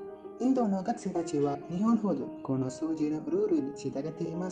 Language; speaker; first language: Japanese; non-native, learner; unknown